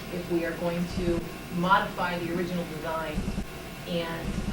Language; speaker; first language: English; native; English